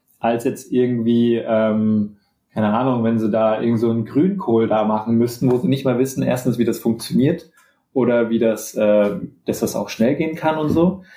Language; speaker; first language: German; native; German